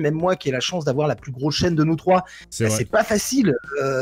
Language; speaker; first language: French; native; French